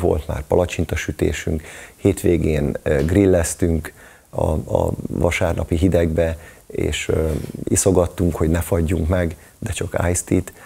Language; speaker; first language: Hungarian; native; Hungarian